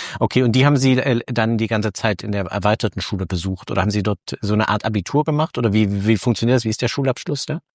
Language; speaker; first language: German; native; German